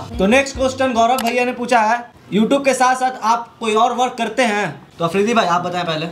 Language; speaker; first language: Hindi; native; Hindi